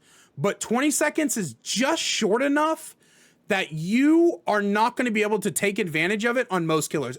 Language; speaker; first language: English; native; English